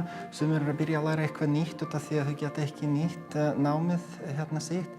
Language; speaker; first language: Icelandic; non-native, fluent; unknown